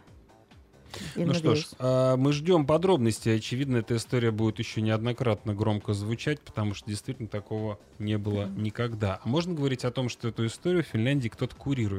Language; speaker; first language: Russian; native; Russian